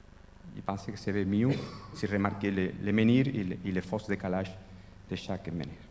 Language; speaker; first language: French; non-native, fluent; Spanish